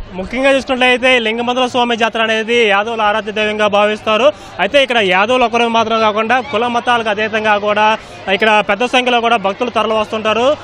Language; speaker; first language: Telugu; native; Telugu